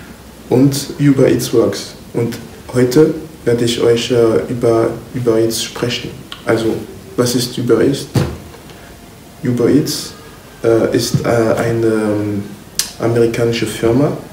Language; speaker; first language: German; non-native, learner; French